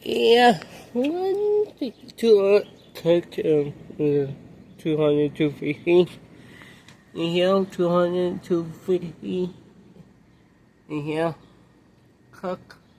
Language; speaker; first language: English; non-native, learner; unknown